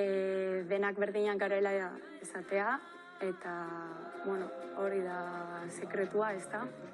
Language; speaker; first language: Basque; non-native, local second language; Spanish